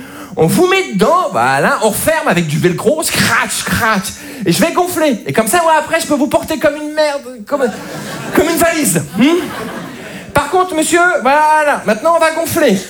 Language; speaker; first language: French; native; French